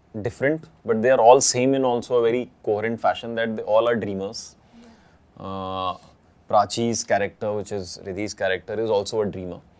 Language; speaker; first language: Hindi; native; Hindi